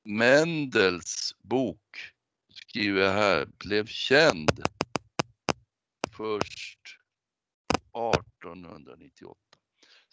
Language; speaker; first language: Swedish; native; Swedish